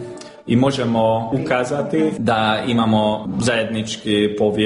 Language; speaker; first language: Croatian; non-native, local second language; Hungarian